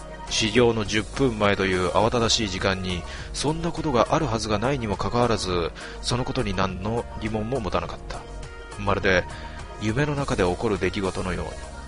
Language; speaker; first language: Japanese; native; Japanese